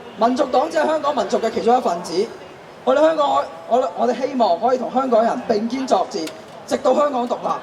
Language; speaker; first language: Cantonese; native; Cantonese